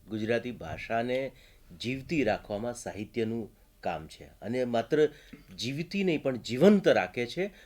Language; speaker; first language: Gujarati; native; Gujarati